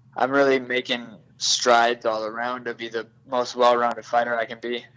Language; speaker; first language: English; native; English